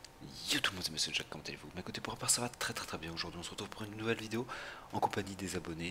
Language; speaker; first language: French; native; French